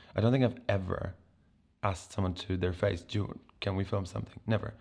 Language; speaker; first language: English; non-native, fluent; Polish